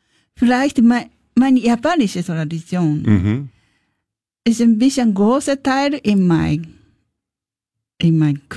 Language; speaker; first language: German; non-native, learner; Japanese